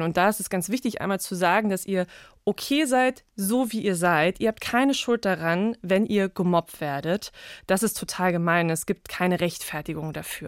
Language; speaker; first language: German; native; German